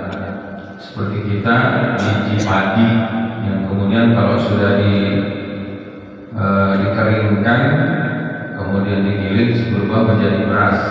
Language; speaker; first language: Indonesian; native; Indonesian